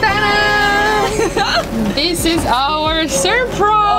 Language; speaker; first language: English; non-native, fluent; Romanian